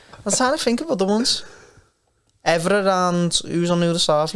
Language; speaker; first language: English; native; English